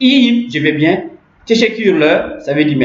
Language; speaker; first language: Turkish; non-native, learner; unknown